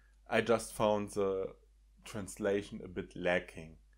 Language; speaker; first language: English; non-native, fluent; German